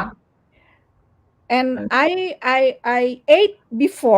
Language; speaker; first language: English; non-native, learner; Indonesian